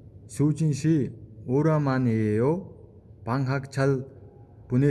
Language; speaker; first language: Korean; non-native, learner; Mongolian